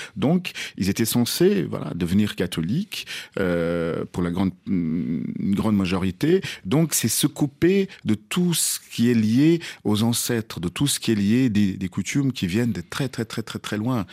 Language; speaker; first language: French; non-native, fluent; Portuguese